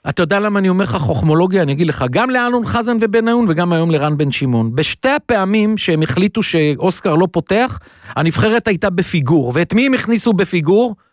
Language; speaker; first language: Hebrew; native; Hebrew